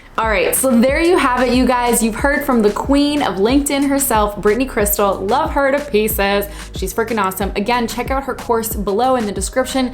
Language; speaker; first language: English; native; English